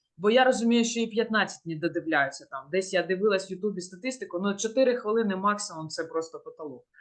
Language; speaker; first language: Ukrainian; native; Ukrainian